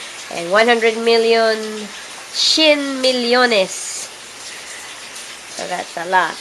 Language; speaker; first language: English; non-native, local second language; Hiligaynon